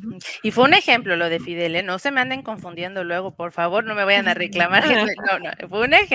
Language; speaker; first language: Spanish; native; Spanish